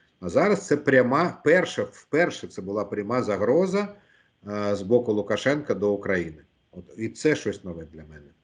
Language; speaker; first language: Ukrainian; non-native, local second language; Russian